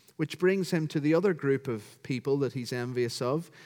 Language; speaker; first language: English; native; English